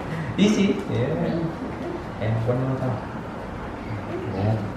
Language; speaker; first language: English; non-native, local second language; Vietnamese